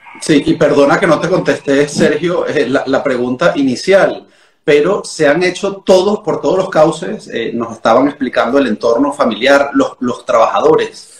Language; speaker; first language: Spanish; native; Spanish